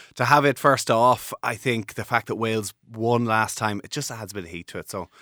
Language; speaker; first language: English; native; English